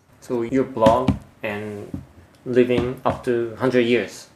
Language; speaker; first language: English; non-native, fluent; Japanese